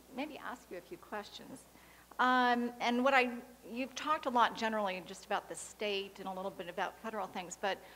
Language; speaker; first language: English; native; English